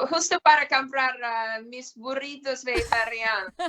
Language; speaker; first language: Spanish; non-native, learner; Russian